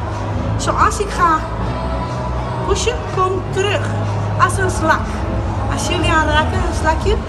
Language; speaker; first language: Dutch; non-native, learner; Italian